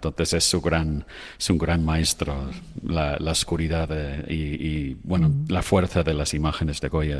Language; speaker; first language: Spanish; non-native, fluent; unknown